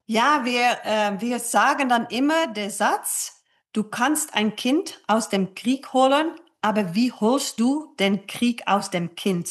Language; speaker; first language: German; non-native, fluent; Dutch